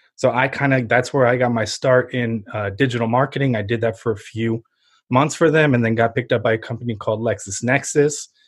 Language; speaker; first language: English; early bilingual, other home language; Ukrainian